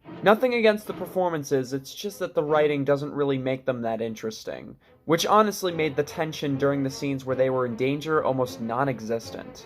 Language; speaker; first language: English; native; English